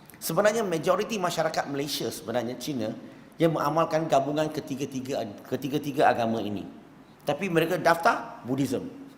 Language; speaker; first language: Malay; non-native, local second language; Chinese